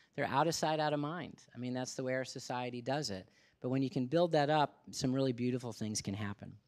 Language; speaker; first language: English; native; English